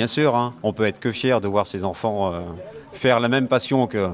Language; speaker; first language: French; native; French